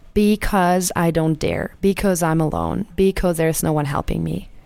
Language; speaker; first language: English; non-native, fluent; German